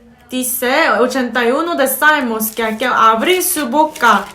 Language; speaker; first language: Spanish; non-native, fluent; Korean